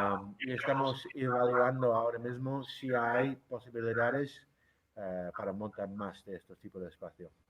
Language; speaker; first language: Spanish; non-native, fluent; English